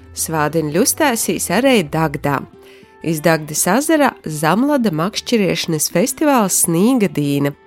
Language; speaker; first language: Latvian; native; Latvian